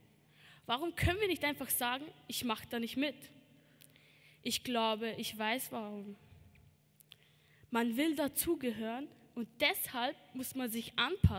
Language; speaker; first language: German; early bilingual, other home language; Albanian